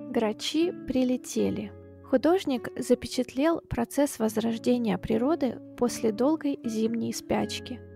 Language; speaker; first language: Russian; native; Russian